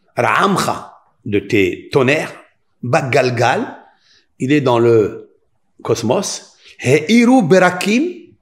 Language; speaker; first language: French; non-native, local second language; Spanish